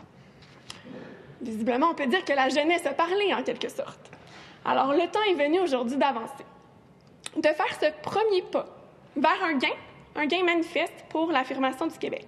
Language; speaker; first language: French; native; French